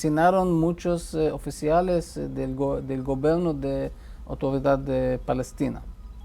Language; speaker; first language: Spanish; non-native, fluent; Hebrew